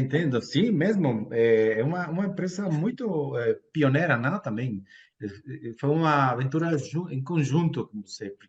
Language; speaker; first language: Portuguese; non-native, fluent; Spanish